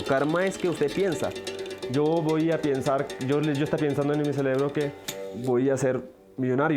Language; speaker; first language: Spanish; non-native, learner; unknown